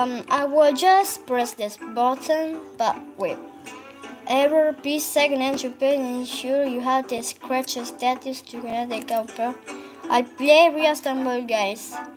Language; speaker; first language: English; non-native, learner; Italian